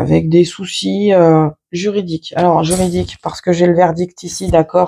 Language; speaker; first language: French; native; French